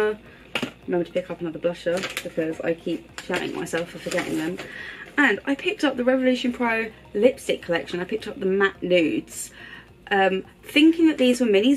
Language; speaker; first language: English; native; English